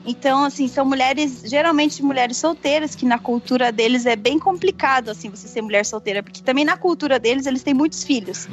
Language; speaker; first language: Portuguese; native; Portuguese